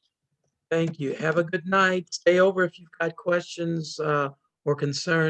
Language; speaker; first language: English; native; English